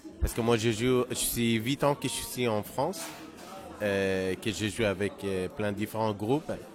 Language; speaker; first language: French; non-native, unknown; Persian